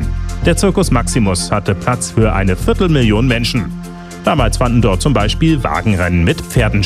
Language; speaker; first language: German; native; German